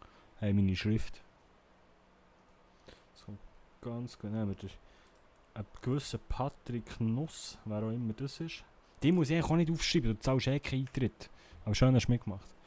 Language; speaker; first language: German; native; German